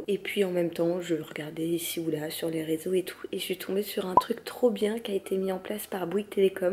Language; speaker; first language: French; native; French